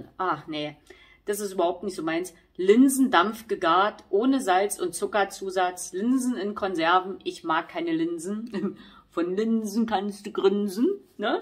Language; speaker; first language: German; native; German